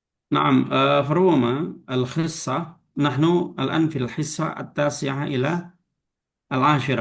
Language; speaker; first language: Arabic; non-native, fluent; Indonesian